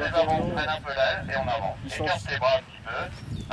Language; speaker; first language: French; native; French